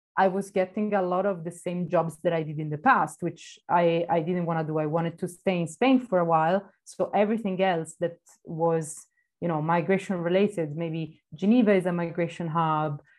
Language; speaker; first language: English; non-native, fluent; Italian